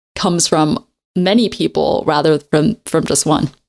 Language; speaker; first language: English; native; English